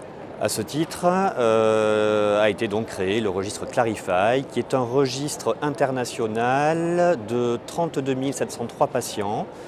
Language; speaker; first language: French; native; French